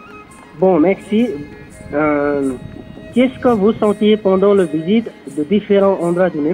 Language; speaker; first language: French; non-native, learner; Nepali